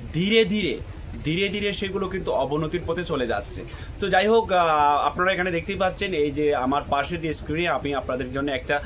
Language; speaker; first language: Bangla; non-native, local second language; Chakma